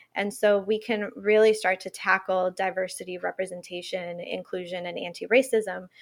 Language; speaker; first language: English; non-native, fluent; Spanish